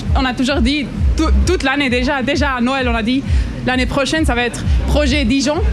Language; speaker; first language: French; non-native, fluent; Swiss German